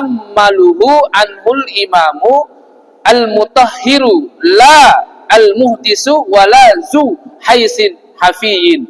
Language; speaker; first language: Arabic; non-native, fluent; Indonesian